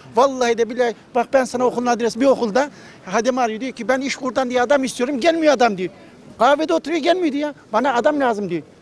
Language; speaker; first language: Turkish; native; Turkish